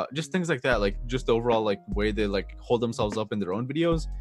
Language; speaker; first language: English; native; English